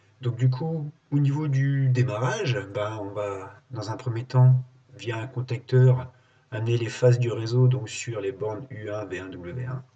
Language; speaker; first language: French; native; French